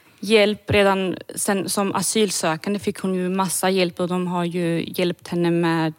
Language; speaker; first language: Swedish; early bilingual, other home language; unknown